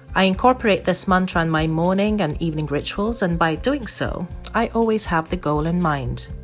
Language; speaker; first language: English; non-native, fluent; Maltese